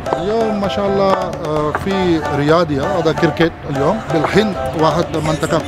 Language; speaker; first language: Arabic; non-native, learner; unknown